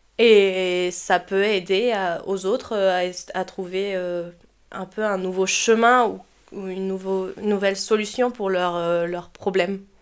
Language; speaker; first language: French; early bilingual, heritage; Spanish